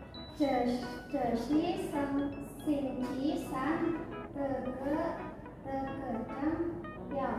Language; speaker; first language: Chinese; non-native, learner; Indonesian